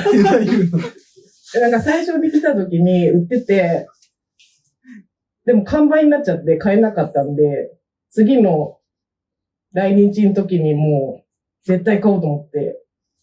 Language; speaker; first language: Japanese; native; Japanese